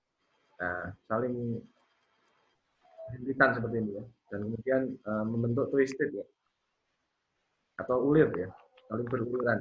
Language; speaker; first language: Indonesian; native; Indonesian